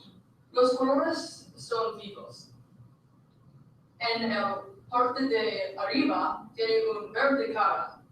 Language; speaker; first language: Spanish; non-native, learner; English